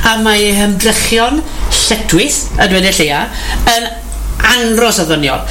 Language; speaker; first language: Welsh; native; Welsh